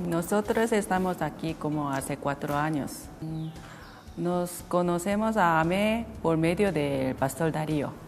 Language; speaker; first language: Spanish; non-native, learner; Korean